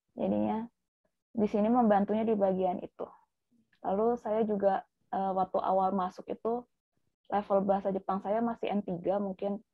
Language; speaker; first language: Indonesian; native; Indonesian